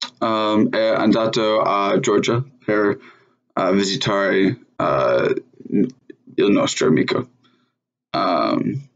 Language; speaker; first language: Italian; non-native, learner; English